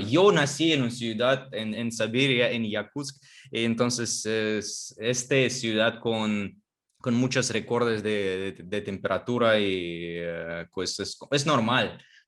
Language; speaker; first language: Spanish; non-native, fluent; Russian